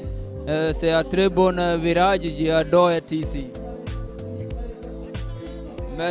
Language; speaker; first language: French; non-native, fluent; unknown